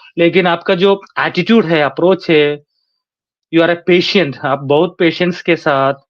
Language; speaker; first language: Hindi; non-native, local second language; Malayalam